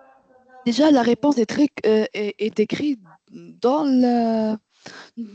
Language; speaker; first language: French; non-native, learner; Arabic